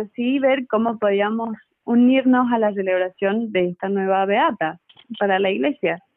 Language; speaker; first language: Spanish; native; Spanish